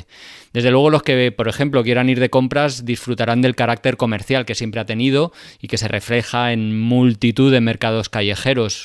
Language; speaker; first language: Spanish; native; Spanish